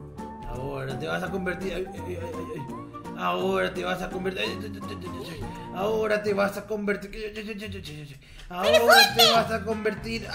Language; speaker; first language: Spanish; native; Spanish